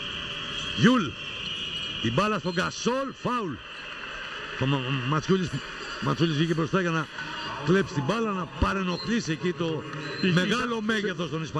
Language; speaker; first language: Greek; native; Greek